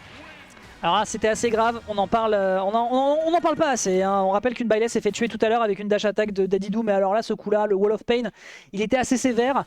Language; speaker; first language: French; native; French